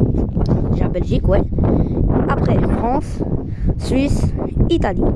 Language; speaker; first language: French; native; French